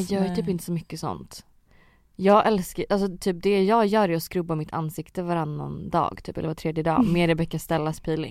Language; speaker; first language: Swedish; native; Swedish